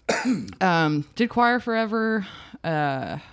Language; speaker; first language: English; native; English